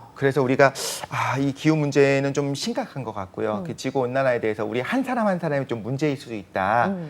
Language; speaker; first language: Korean; native; Korean